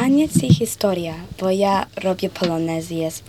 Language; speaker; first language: Polish; early bilingual, heritage; Polish